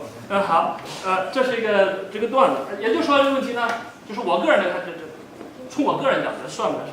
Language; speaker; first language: Chinese; native; Chinese